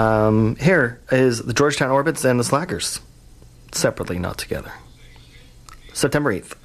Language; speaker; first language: English; native; English